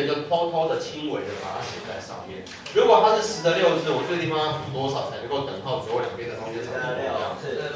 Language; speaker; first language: Chinese; native; Chinese